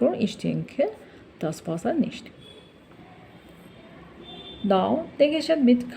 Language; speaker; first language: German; non-native, learner; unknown